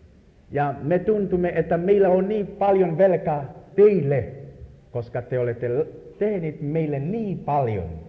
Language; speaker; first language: Finnish; non-native, learner; Swahili